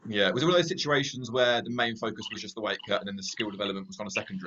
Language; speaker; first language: English; native; English